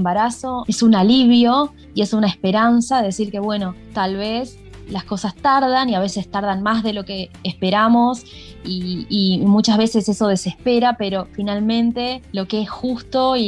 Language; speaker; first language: Spanish; native; Spanish